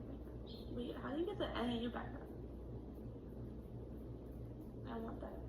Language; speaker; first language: English; native; English